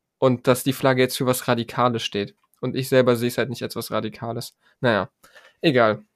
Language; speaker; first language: German; native; German